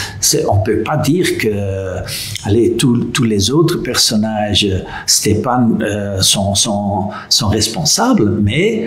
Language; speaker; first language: French; non-native, local second language; Dutch